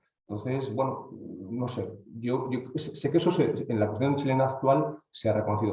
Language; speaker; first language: Spanish; native; Spanish